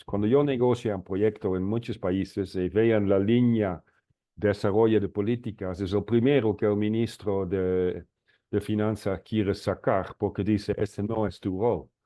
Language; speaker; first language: Spanish; non-native, fluent; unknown